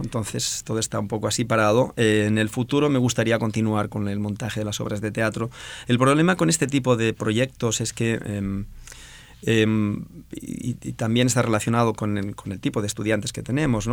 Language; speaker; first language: Spanish; non-native, local second language; Catalan